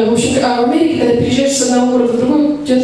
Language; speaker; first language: Russian; native; Russian